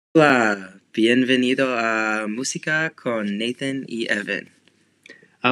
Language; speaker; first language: Spanish; non-native, learner; English